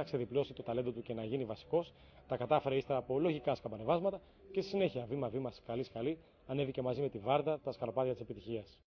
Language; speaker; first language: Greek; native; Greek